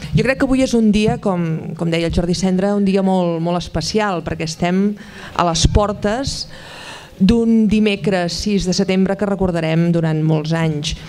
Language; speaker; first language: Catalan; native; Catalan